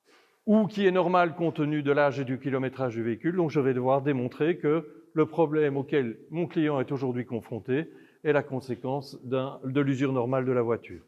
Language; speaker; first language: French; native; French